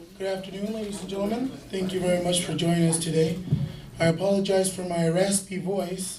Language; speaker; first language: English; early bilingual, other home language; Spanish